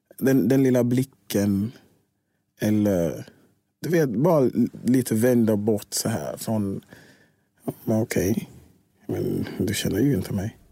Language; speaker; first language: Swedish; non-native, fluent; English